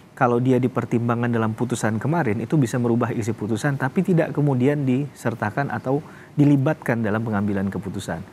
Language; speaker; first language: Indonesian; native; Indonesian